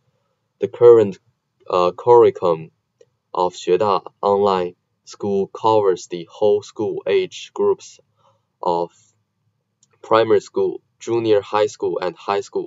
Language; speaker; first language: English; non-native, learner; Chinese